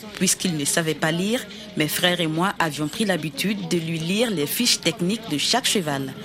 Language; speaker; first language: French; non-native, local second language; Dyula